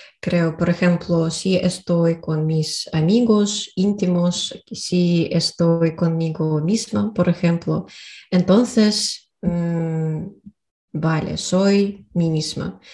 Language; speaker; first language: Spanish; non-native, learner; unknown